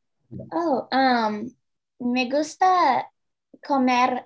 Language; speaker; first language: Spanish; non-native, learner; English